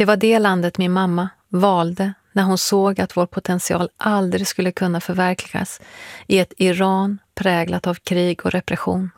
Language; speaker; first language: Swedish; early bilingual, other home language; Persian